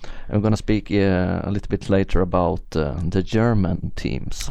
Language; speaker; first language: English; non-native, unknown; Swedish